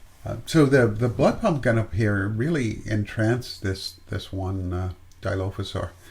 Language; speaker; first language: English; native; English